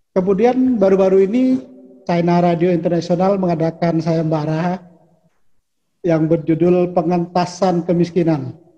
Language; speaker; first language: Indonesian; native; Indonesian